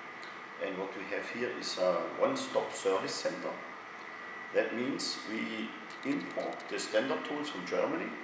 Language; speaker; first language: English; non-native, fluent; German